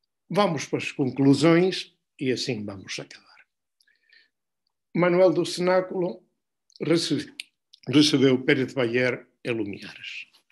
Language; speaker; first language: Portuguese; non-native, fluent; Spanish